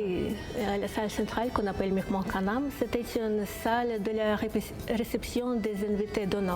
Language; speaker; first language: French; non-native, fluent; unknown